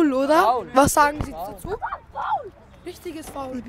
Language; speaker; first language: German; non-native, learner; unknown